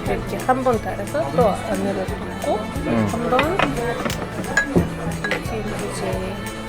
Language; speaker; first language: Korean; non-native, fluent; Uzbek